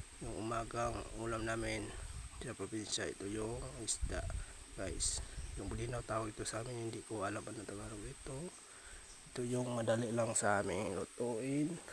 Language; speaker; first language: Filipino; non-native, local second language; Cebuano